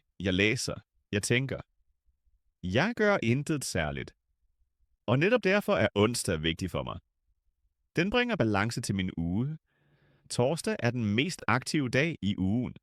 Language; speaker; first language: Danish; non-native, fluent; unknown